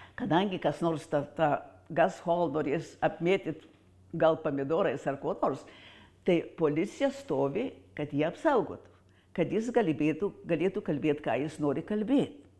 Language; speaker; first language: Lithuanian; early bilingual, heritage; Lithuanian